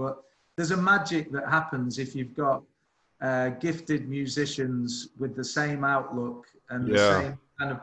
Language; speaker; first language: English; native; English